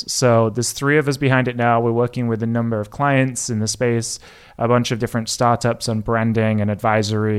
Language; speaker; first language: English; native; English